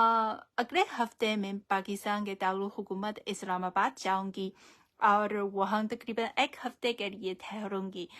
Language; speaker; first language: Hindi; non-native, fluent; Chinese